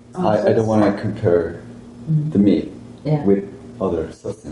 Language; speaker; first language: English; non-native, learner; Spanish